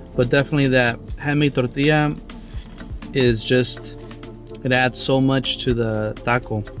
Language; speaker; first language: English; early bilingual, other home language; Spanish